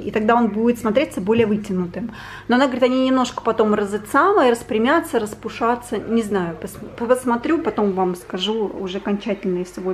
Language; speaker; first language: Russian; native; Russian